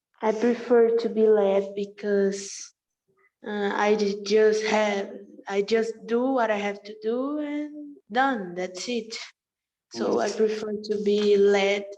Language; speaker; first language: English; non-native, learner; Portuguese